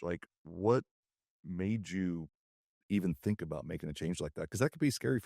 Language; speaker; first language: English; native; English